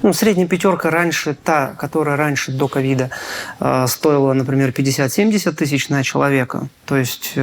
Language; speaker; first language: Russian; native; Russian